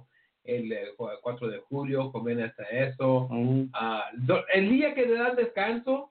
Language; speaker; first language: Spanish; early bilingual, heritage; Spanish